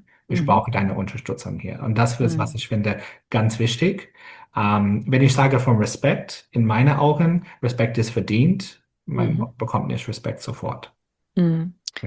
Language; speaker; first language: German; non-native, fluent; English